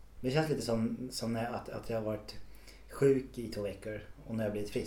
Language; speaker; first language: Swedish; native; Swedish